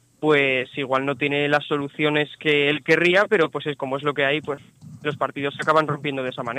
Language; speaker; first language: Spanish; native; Spanish